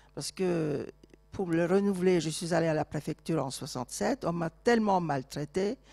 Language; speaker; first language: French; non-native, fluent; Turkish